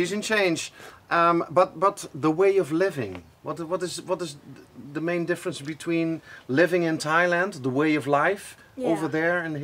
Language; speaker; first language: English; non-native, fluent; Dutch